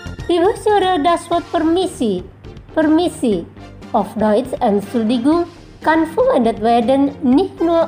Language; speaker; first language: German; non-native, fluent; Indonesian